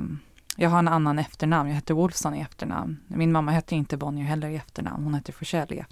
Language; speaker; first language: Swedish; early bilingual, heritage; Swedish